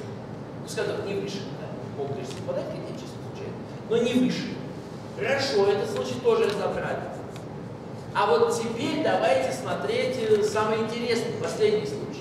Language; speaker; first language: Russian; native; Russian